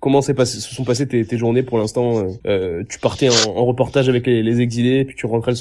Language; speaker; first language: French; native; French